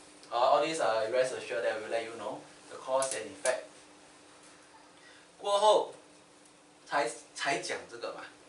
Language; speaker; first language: English; non-native, local second language; Chinese